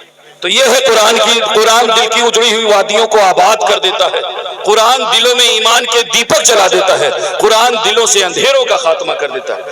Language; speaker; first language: Urdu; native; Urdu